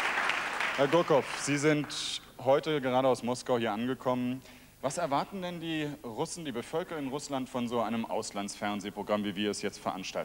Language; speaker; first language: German; native; German